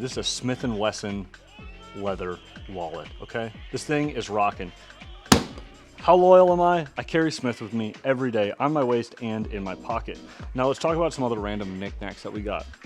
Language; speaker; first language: English; native; English